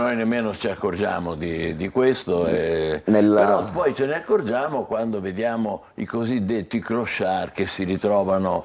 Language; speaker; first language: Italian; native; Italian